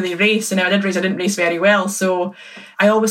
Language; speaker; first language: English; native; English